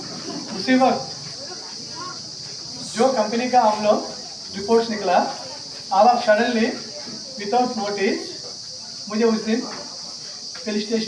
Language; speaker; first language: Hindi; non-native, local second language; Telugu